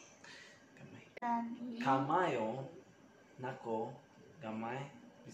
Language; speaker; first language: Cebuano; non-native, learner; Maltese